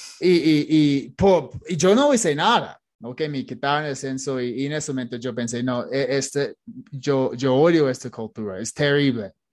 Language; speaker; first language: Spanish; non-native, fluent; English